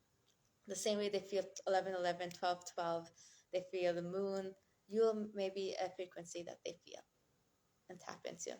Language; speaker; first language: English; native; English